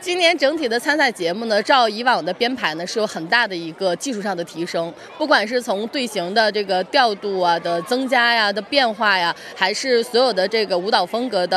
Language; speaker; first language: Chinese; native; Chinese